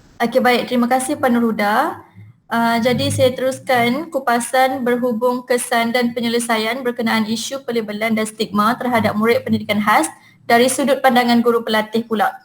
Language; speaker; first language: Malay; native; Malay